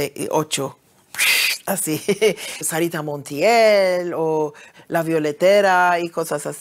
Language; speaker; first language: Spanish; early bilingual, heritage; Ladino